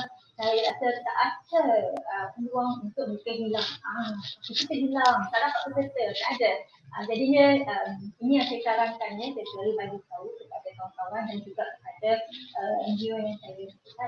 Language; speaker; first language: Malay; native; Malay